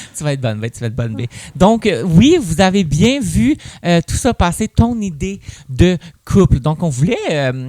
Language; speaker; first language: French; native; French